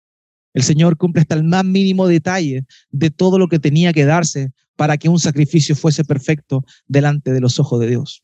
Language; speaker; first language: Spanish; native; Spanish